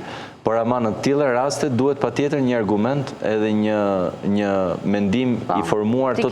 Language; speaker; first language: Albanian; native; Albanian